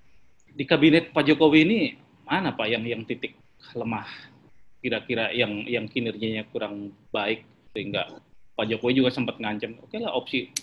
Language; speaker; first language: Indonesian; native; Indonesian